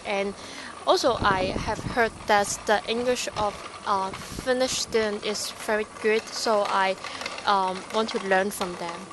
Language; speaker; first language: English; non-native, learner; Cantonese